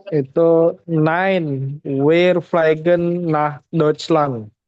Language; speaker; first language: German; non-native, learner; Indonesian